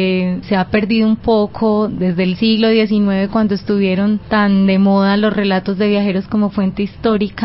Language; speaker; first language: Spanish; native; Spanish